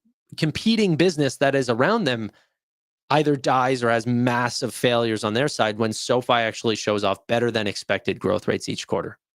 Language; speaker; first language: English; native; English